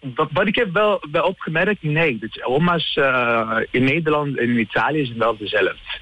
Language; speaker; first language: Dutch; non-native, learner; Italian